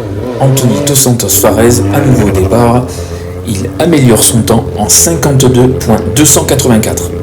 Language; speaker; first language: French; native; French